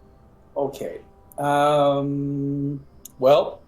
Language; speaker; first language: English; native; English